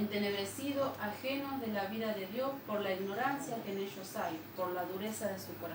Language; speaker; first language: Spanish; native; Spanish